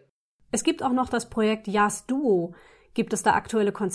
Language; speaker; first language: German; native; German